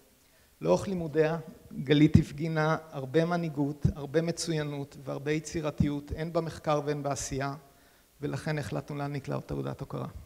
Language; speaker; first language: Hebrew; native; Hebrew